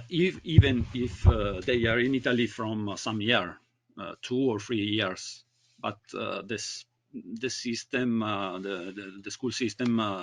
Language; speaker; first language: English; non-native, learner; Italian